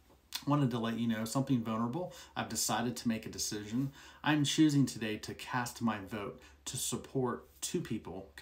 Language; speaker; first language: English; native; English